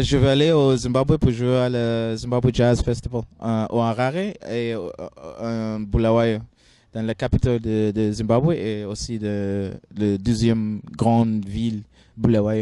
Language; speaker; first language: French; non-native, learner; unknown